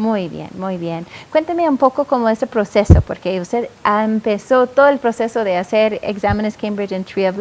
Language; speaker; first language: Spanish; non-native, fluent; English